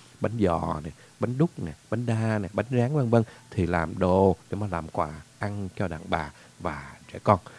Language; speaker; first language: Vietnamese; native; Vietnamese